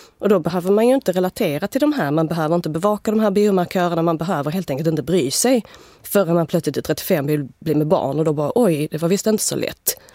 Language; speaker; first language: Swedish; native; Swedish